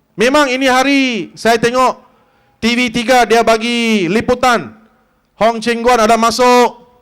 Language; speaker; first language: Malay; non-native, local second language; Tamil